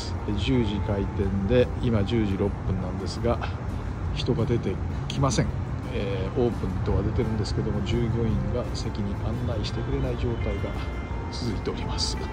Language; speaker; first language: Japanese; native; Japanese